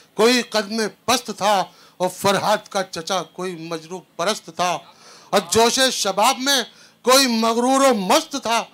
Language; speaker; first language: Urdu; native; Urdu